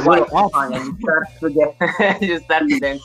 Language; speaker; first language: English; non-native, learner; Italian